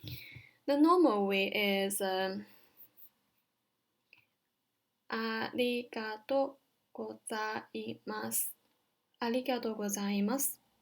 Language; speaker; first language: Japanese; non-native, fluent; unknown